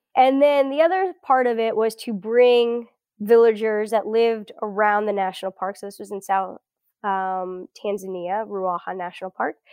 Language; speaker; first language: English; early bilingual, other home language; Portuguese